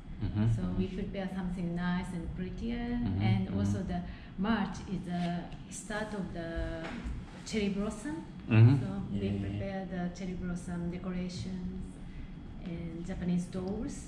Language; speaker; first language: English; non-native, fluent; Japanese